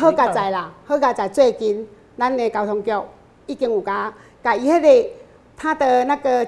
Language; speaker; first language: Chinese; non-native, local second language; Min Nan Chinese